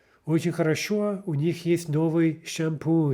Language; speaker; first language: Russian; non-native, fluent; English